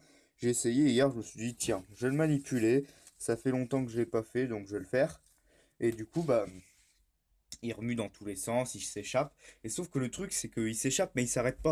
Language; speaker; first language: French; native; French